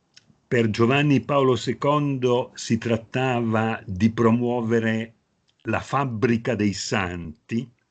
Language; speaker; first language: Italian; native; Italian